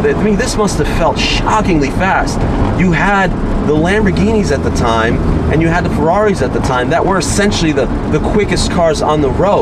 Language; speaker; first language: English; native; English